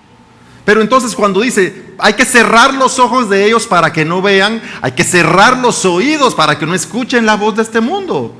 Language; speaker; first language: Spanish; native; Spanish